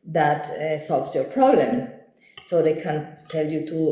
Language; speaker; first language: English; non-native, fluent; Spanish